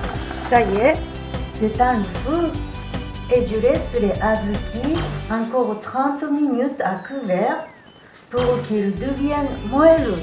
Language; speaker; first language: French; non-native, fluent; Japanese